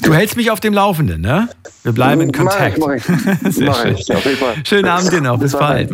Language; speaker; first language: German; native; German